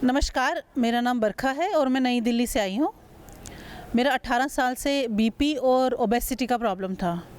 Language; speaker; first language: Hindi; native; Hindi